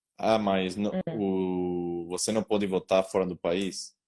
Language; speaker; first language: Portuguese; non-native, learner; Spanish